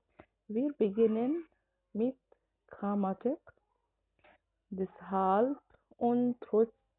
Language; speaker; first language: German; non-native, fluent; Arabic